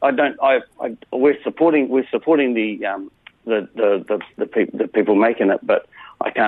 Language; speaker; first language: English; native; English